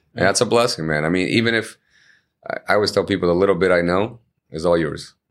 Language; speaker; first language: English; early bilingual, other home language; Spanish